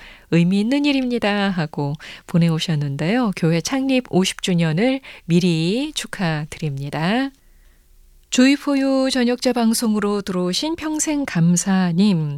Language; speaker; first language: Korean; native; Korean